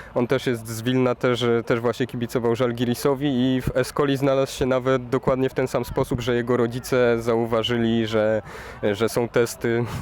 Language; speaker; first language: Polish; native; Polish